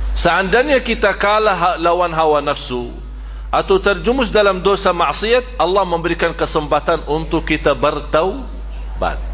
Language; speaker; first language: Malay; non-native, fluent; Arabic